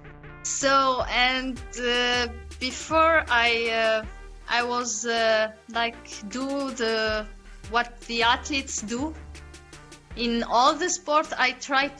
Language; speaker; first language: English; non-native, learner; Arabic